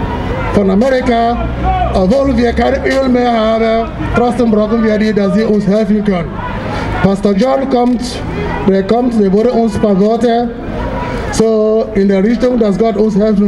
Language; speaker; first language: German; non-native, fluent; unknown